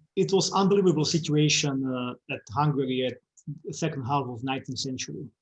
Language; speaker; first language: English; non-native, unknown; Slovak